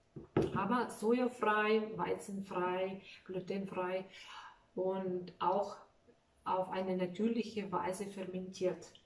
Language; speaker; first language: German; non-native, fluent; Russian